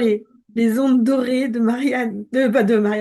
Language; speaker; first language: French; native; French